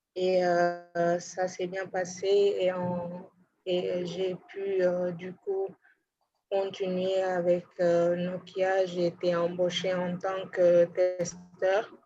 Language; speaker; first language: French; non-native, local second language; Wolof